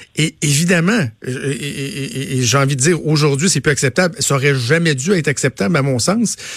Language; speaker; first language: French; native; French